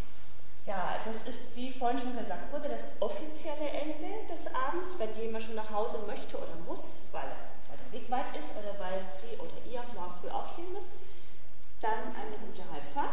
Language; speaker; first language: German; native; German